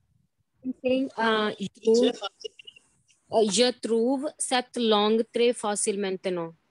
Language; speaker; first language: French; non-native, learner; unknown